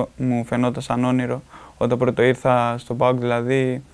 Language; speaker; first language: Greek; native; Greek